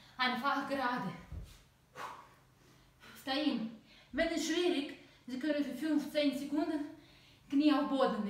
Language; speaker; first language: German; non-native, learner; Russian